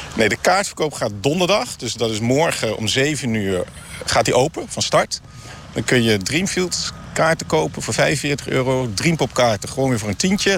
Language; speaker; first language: Dutch; native; Dutch